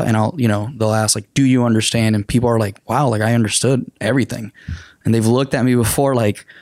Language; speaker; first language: English; non-native, fluent; Spanish